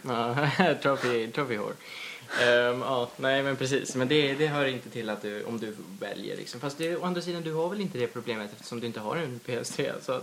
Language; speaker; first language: Swedish; native; Swedish